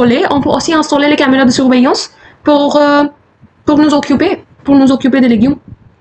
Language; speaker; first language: French; non-native, fluent; Hindi